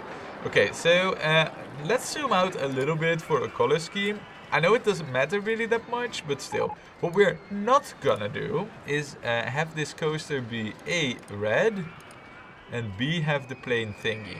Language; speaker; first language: English; non-native, fluent; Dutch